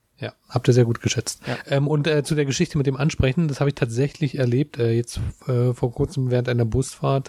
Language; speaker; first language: German; native; German